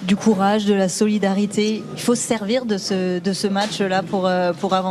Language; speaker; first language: French; native; French